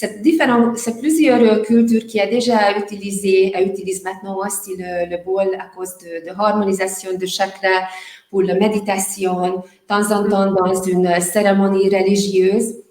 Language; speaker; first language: French; non-native, learner; Hungarian